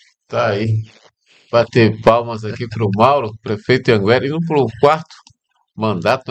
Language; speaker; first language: Portuguese; native; Portuguese